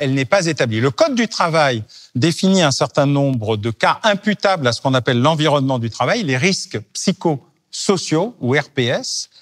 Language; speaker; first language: French; native; French